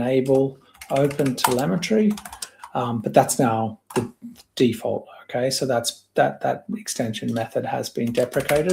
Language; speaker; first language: English; native; English